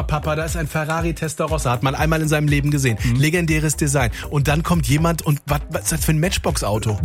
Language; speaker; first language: German; native; German